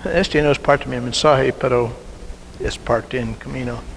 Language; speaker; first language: Spanish; non-native, learner; English